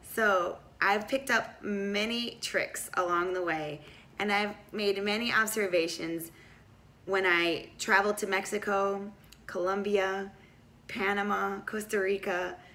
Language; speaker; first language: English; native; English